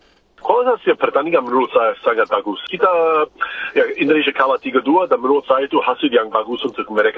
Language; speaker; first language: Indonesian; non-native, fluent; English